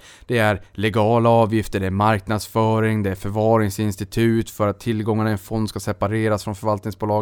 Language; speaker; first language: Swedish; native; Swedish